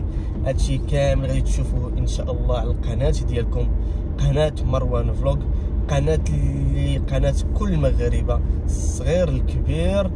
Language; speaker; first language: Arabic; native; Arabic